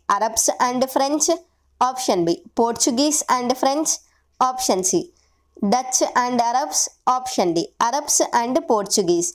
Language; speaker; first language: English; non-native, local second language; Telugu